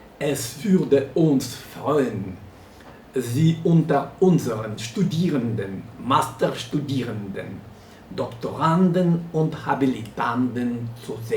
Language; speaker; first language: German; non-native, fluent; Russian